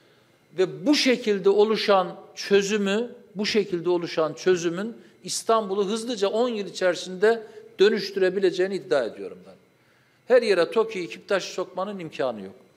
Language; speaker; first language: Turkish; native; Turkish